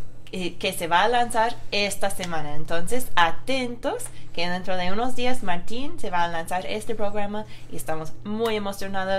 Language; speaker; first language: Spanish; non-native, fluent; English